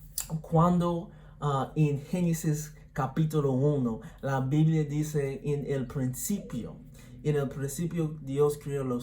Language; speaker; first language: Spanish; non-native, learner; English